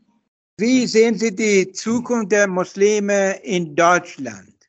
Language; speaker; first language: German; non-native, fluent; Persian